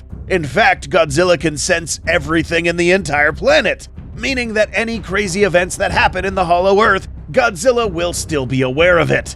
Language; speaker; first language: English; native; English